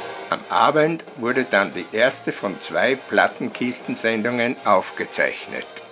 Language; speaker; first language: German; native; German